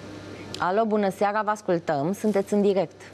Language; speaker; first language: Romanian; native; Romanian